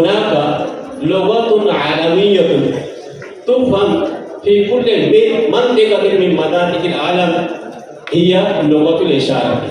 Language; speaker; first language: Arabic; non-native, fluent; Urdu